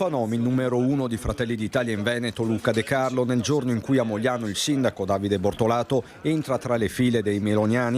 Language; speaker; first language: Italian; native; Italian